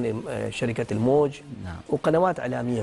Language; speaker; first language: Arabic; native; Arabic